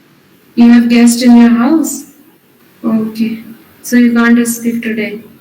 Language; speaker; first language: English; non-native, local second language; Hindi